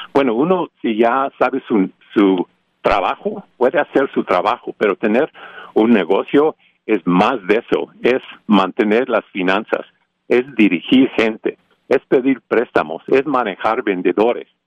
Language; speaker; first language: Spanish; early bilingual, heritage; Spanish